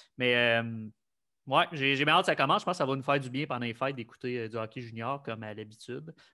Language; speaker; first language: French; native; French